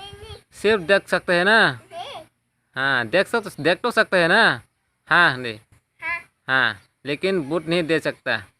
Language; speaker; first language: Hindi; non-native, local second language; Kok Borok